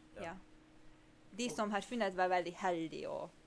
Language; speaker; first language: Norwegian; non-native, fluent; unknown